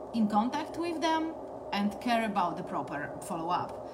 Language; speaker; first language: English; non-native, learner; Polish